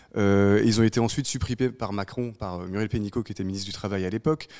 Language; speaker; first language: French; native; French